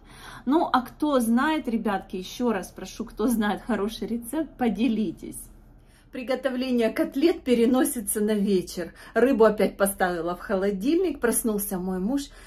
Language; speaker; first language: Russian; native; Russian